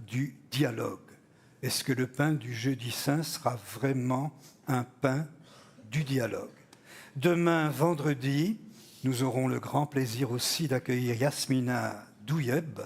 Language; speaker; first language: French; native; French